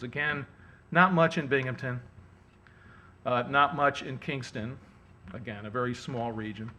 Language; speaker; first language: English; native; English